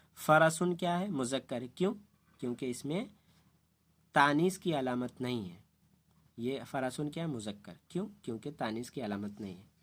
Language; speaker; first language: Urdu; native; Urdu